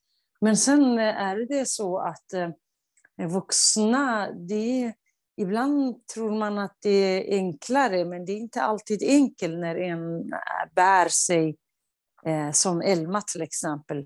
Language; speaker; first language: Swedish; non-native, fluent; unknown